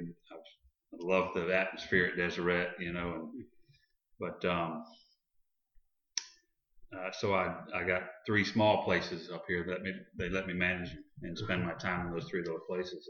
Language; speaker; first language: English; native; English